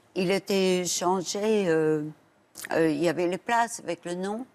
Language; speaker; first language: French; non-native, fluent; English